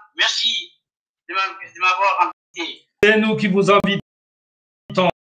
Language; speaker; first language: French; non-native, local second language; Somali